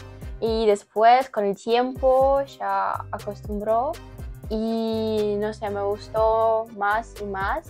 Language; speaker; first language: Spanish; non-native, learner; Ukrainian